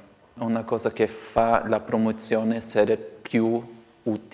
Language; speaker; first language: Italian; non-native, fluent; Portuguese